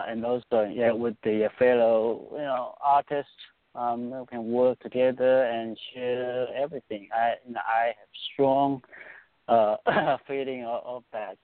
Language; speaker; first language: English; non-native, fluent; Chinese